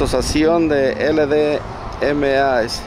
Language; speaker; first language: Spanish; native; Spanish